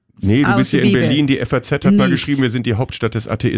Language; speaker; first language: German; native; German